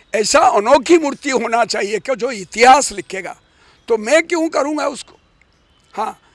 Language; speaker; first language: Hindi; non-native, local second language; Odia